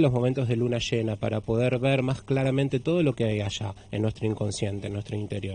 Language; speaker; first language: Spanish; native; Spanish